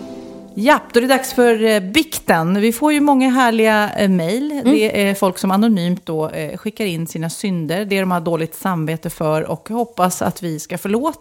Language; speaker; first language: Swedish; native; Swedish